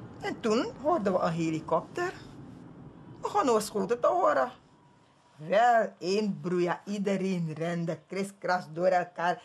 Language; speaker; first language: Dutch; non-native, local second language; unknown